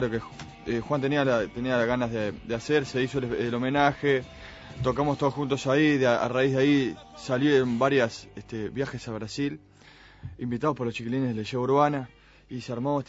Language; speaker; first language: Spanish; native; Spanish